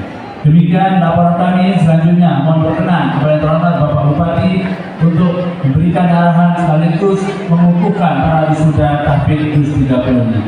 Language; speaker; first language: Indonesian; native; Indonesian